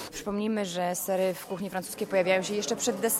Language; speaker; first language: Polish; native; Polish